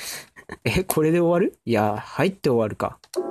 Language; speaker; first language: Japanese; native; Japanese